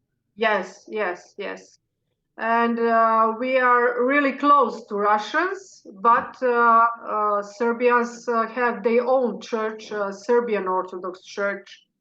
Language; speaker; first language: English; non-native, fluent; Serbian